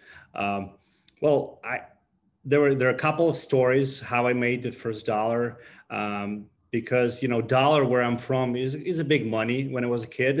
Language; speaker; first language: English; non-native, fluent; Ukrainian